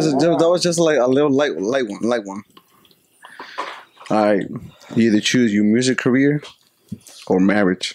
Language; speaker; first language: English; early bilingual, other home language; Spanish